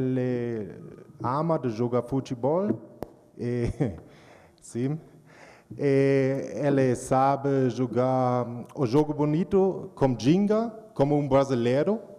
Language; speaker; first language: Portuguese; non-native, learner; German